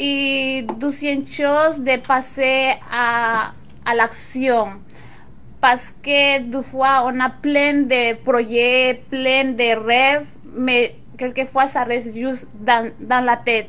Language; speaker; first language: French; non-native, local second language; Spanish